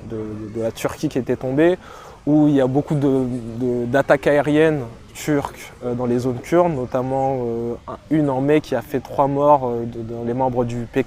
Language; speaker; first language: French; native; French